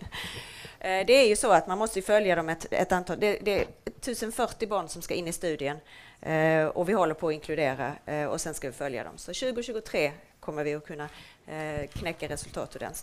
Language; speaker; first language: Swedish; native; Swedish